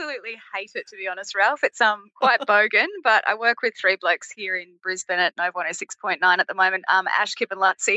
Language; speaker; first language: English; native; English